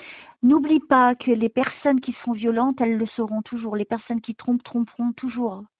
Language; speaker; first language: French; native; French